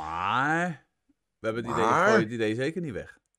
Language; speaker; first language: Dutch; native; Dutch